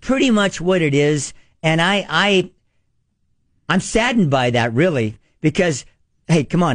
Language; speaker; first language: English; native; English